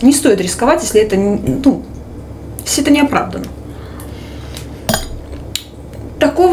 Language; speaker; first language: Russian; native; Russian